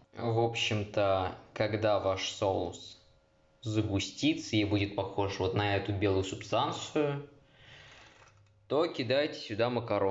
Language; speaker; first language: Russian; native; Russian